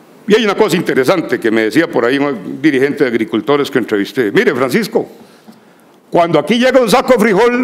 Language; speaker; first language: Spanish; native; Spanish